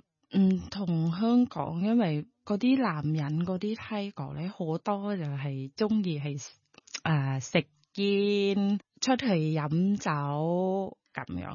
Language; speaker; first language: Cantonese; non-native, learner; Thai